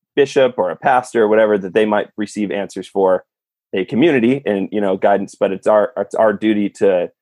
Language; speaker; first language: English; native; English